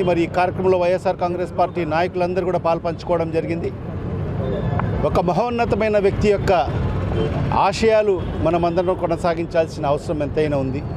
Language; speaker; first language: Telugu; native; Telugu